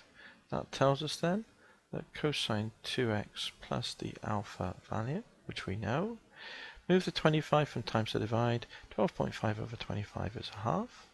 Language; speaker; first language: English; native; English